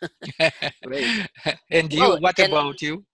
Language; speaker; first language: English; non-native, learner; Russian